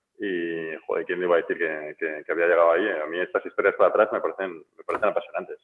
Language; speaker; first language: Spanish; native; Spanish